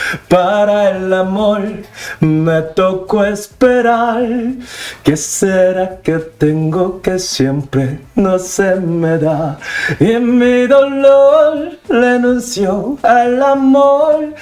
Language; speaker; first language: Spanish; non-native, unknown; Korean